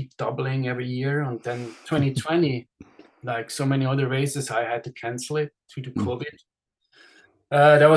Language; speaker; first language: English; non-native, fluent; Swiss German